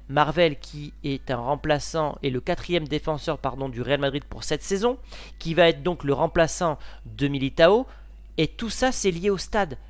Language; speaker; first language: French; native; French